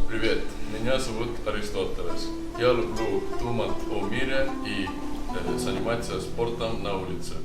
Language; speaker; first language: Russian; non-native, learner; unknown